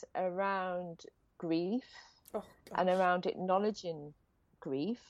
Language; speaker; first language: English; native; English